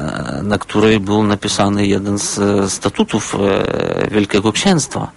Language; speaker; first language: Polish; non-native, fluent; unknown